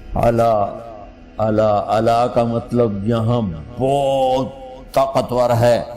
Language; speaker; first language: Urdu; non-native, local second language; Punjabi